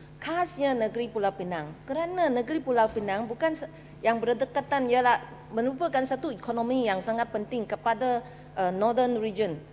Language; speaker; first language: Malay; non-native, local second language; Chinese